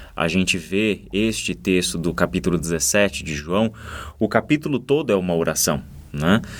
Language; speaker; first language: Portuguese; native; Portuguese